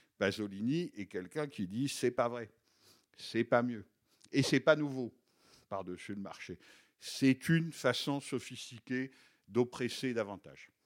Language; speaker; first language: French; native; French